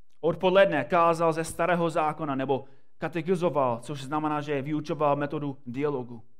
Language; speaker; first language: Czech; non-native, fluent; English